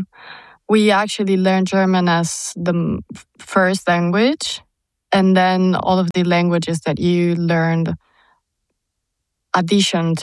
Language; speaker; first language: English; non-native, fluent; Spanish